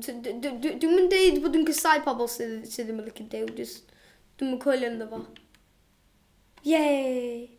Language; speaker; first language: Welsh; non-native, local second language; English